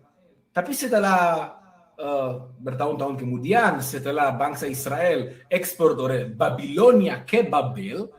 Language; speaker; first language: Indonesian; non-native, fluent; Hebrew